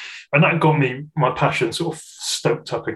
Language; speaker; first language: English; native; English